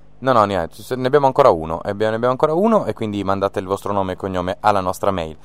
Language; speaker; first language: Italian; native; Italian